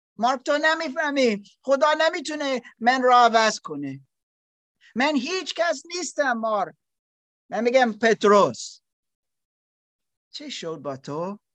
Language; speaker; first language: Persian; non-native, learner; German